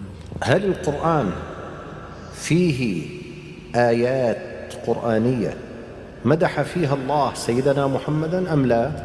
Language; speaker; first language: Arabic; native; Arabic